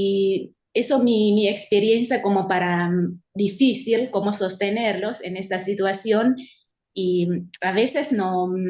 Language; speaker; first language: Spanish; non-native, learner; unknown